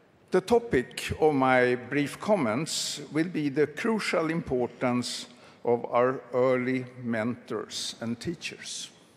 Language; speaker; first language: English; non-native, fluent; Swedish